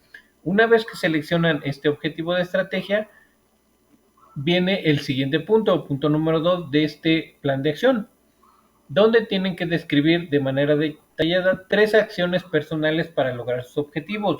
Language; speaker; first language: Spanish; native; Spanish